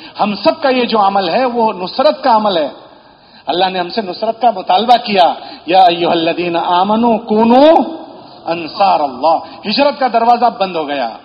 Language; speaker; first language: Urdu; native; Urdu